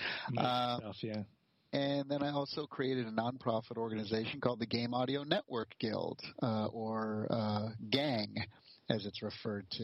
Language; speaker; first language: English; native; English